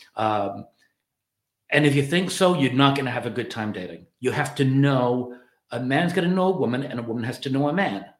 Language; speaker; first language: English; native; English